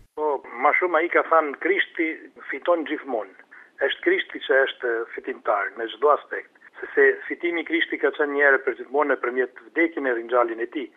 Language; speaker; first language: Albanian; non-native, fluent; Italian